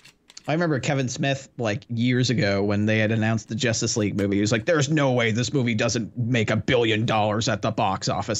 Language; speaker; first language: English; native; English